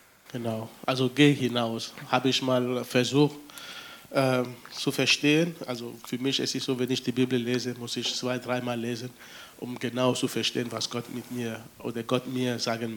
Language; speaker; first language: German; non-native, fluent; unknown